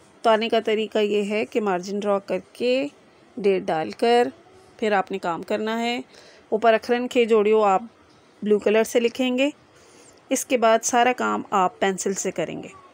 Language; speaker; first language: Urdu; non-native, local second language; Sindhi